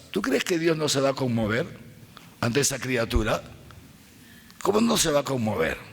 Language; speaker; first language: Spanish; native; Spanish